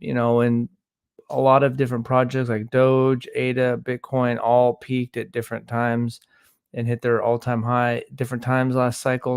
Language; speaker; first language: English; native; English